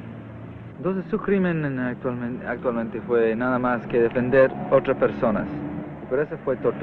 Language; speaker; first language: Portuguese; non-native, learner; English